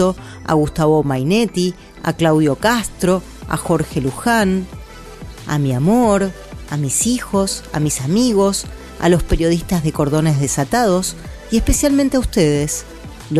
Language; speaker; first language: Spanish; native; Spanish